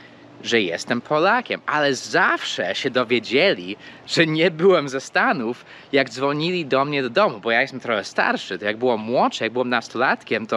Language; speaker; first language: Polish; early bilingual, heritage; Polish